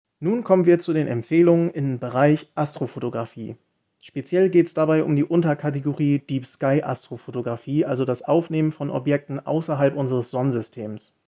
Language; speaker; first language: German; native; German